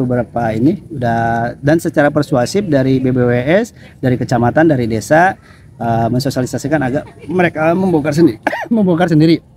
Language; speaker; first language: Indonesian; non-native, local second language; Sundanese